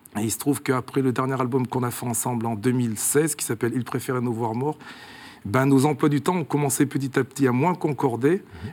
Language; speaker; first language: French; early bilingual, other home language; Kabuverdianu